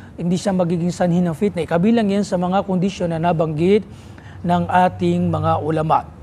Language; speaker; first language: Filipino; non-native, local second language; Maranao